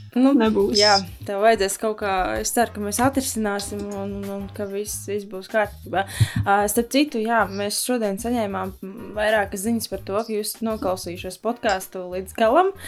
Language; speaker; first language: Latvian; native; Latvian